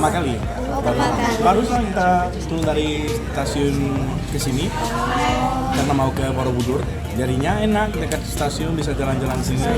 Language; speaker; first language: Indonesian; non-native, fluent; Spanish